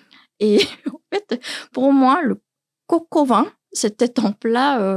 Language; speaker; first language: French; non-native, learner; Korean